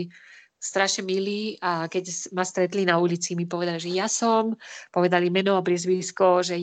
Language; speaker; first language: Slovak; non-native, fluent; Spanish